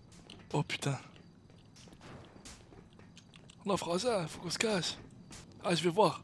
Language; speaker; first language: French; native; French